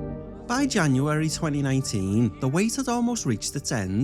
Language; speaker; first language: English; native; English